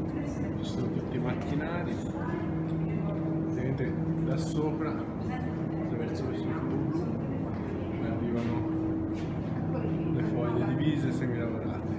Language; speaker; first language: Italian; native; Italian